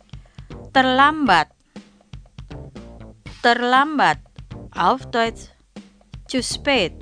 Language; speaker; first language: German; non-native, fluent; Indonesian